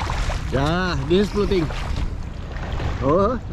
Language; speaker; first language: English; non-native, learner; Filipino